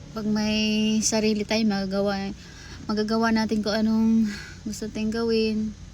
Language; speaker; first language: Filipino; non-native, local second language; Cebuano